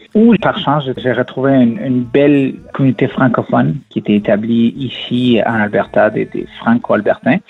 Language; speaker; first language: French; non-native, fluent; Spanish